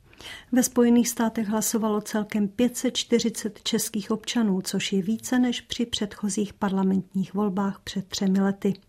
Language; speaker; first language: Czech; native; Czech